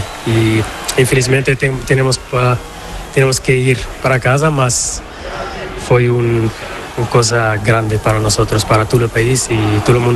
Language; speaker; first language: Spanish; non-native, learner; Portuguese